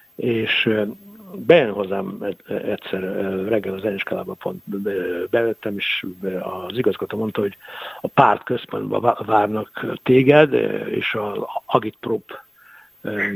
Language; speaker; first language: Hungarian; native; Hungarian